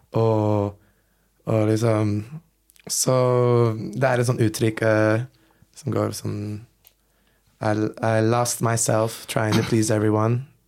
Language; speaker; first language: Norwegian; non-native, fluent; English